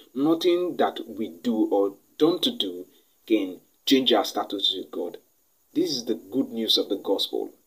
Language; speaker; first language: English; non-native, local second language; Yoruba